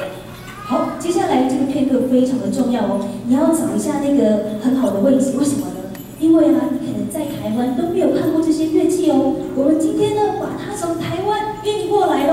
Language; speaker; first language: Chinese; native; Chinese